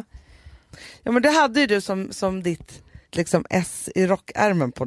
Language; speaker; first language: Swedish; native; Swedish